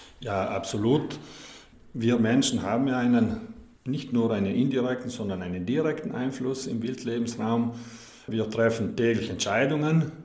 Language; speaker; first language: German; non-native, local second language; Ladin